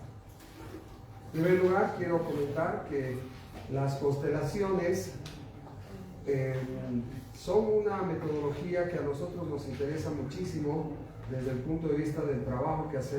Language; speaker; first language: Spanish; native; Spanish